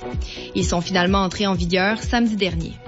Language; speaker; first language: French; native; French